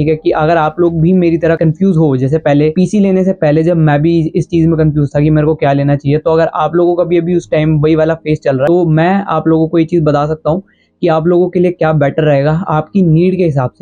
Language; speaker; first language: Hindi; native; Hindi